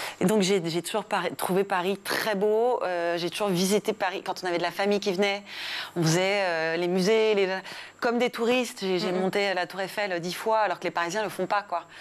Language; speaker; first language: French; early bilingual, other home language; English